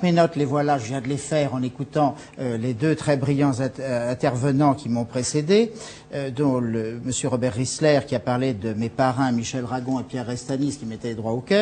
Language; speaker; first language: French; native; French